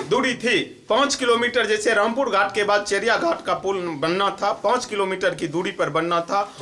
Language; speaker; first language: Hindi; native; Hindi